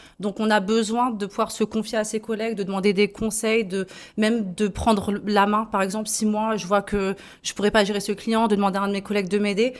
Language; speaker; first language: French; native; French